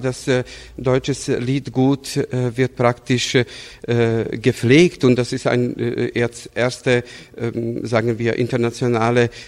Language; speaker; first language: German; non-native, fluent; Serbian